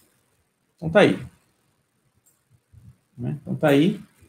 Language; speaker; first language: Portuguese; native; Portuguese